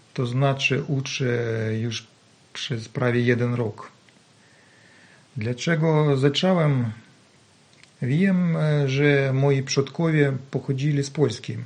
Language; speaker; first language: Polish; non-native, learner; Ukrainian